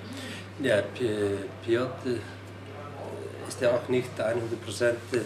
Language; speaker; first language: German; non-native, learner; Icelandic